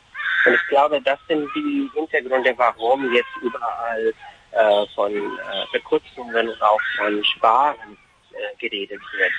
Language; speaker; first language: German; non-native, fluent; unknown